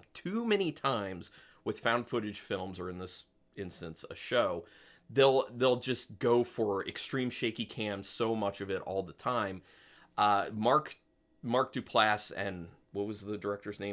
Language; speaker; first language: English; native; English